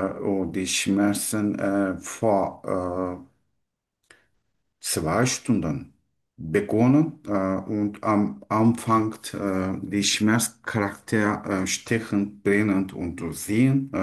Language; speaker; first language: German; non-native, learner; Turkish